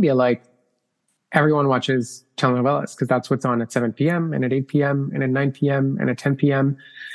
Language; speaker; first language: English; non-native, fluent; Spanish